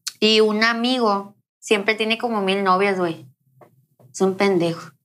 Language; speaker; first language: Spanish; native; Spanish